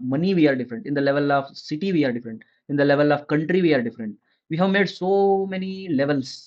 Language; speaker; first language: English; non-native, local second language; Kannada